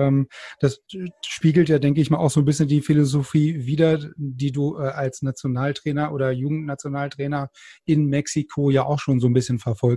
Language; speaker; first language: German; native; German